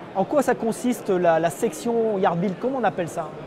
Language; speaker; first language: French; native; French